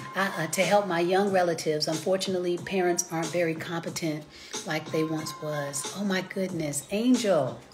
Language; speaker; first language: English; native; English